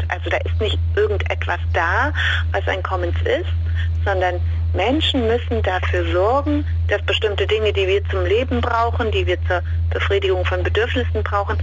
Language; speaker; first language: German; native; German